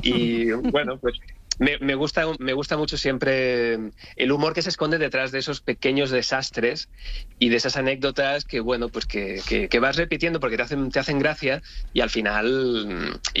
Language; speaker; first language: Spanish; native; Spanish